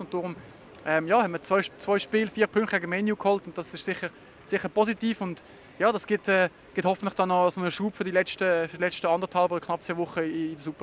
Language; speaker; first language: German; native; German